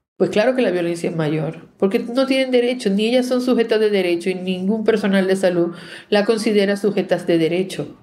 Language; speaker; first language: Spanish; native; Spanish